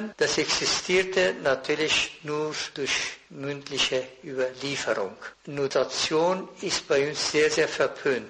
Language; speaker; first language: German; non-native, fluent; Persian